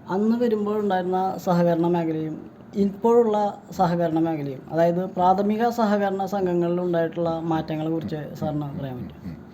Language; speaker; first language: Malayalam; native; Malayalam